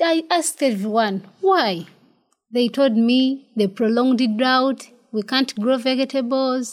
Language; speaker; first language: English; non-native, local second language; Ganda